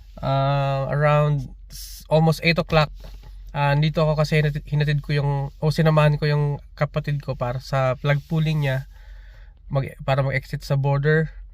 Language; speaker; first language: Filipino; non-native, local second language; Bikol